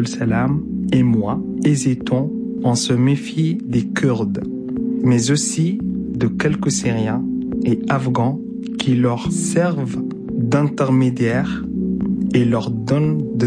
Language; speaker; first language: French; non-native, fluent; Arabic